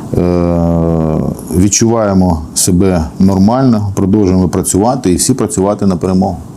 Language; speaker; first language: Ukrainian; non-native, local second language; Russian